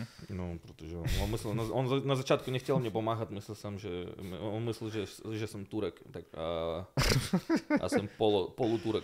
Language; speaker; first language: Czech; non-native, fluent; Russian